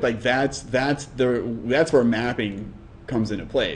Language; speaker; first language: English; native; English